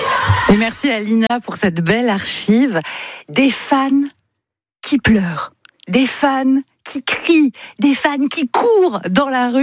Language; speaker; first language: French; native; French